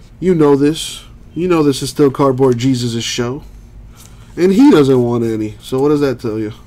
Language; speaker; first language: English; native; English